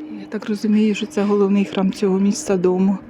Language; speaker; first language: Ukrainian; native; Ukrainian